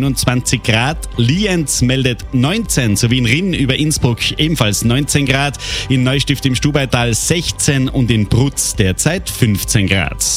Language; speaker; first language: German; native; German